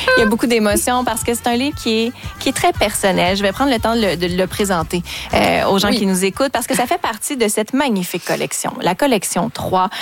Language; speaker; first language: French; native; French